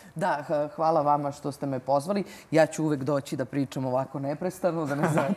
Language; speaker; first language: Serbian; native; Serbian